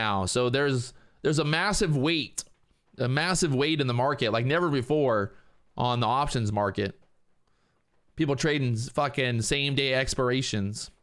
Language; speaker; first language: English; native; English